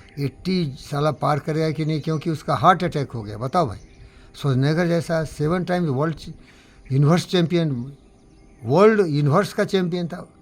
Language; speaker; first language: Hindi; non-native, local second language; Bangla